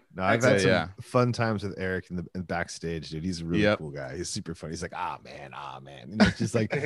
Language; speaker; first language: English; native; English